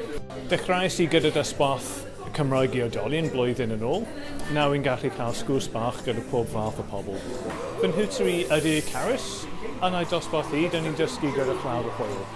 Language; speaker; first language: Welsh; non-native, learner; English